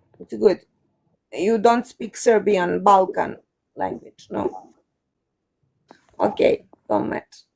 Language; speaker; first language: English; non-native, learner; Serbian